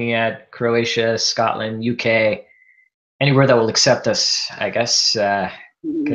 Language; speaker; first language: English; native; English